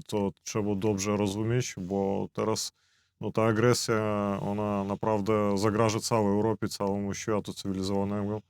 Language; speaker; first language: Polish; non-native, fluent; Belarusian